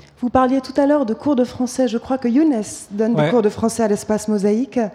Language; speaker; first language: French; native; French